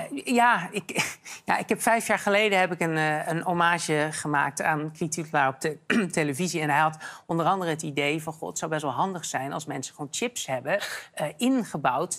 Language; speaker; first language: Dutch; native; Dutch